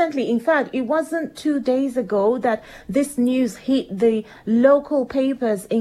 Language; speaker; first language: English; non-native, local second language; Igbo